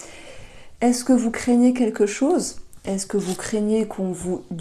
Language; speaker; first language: French; native; French